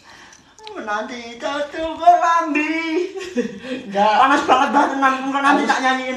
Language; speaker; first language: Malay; non-native, local second language; Javanese